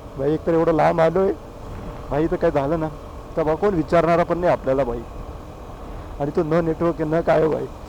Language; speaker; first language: Marathi; non-native, local second language; Lambadi